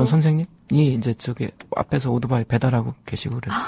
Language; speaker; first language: Korean; native; Korean